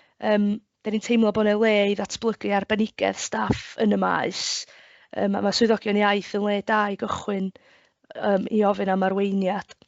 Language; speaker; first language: Welsh; native; Welsh